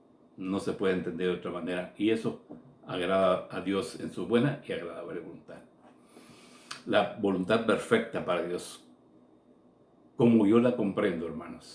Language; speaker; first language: Spanish; native; Spanish